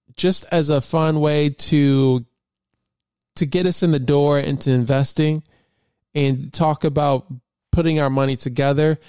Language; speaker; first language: English; native; English